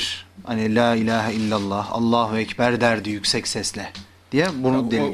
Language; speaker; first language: Turkish; native; Turkish